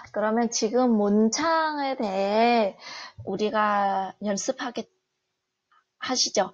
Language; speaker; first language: Korean; non-native, fluent; Vietnamese